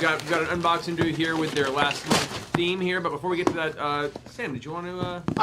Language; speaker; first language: English; native; English